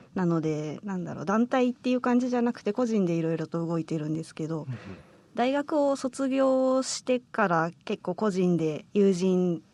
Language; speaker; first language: Japanese; native; Japanese